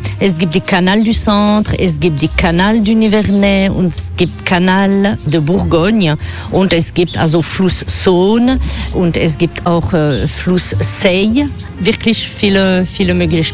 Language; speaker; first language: German; non-native, fluent; French